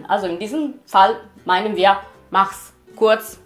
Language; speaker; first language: German; non-native, fluent; Italian